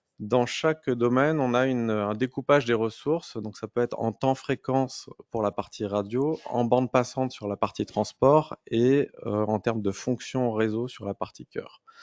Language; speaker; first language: French; native; French